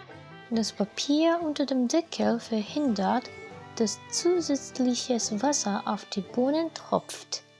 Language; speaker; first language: German; non-native, fluent; Japanese